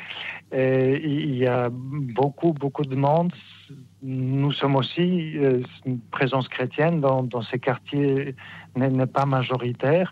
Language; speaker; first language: French; non-native, fluent; Polish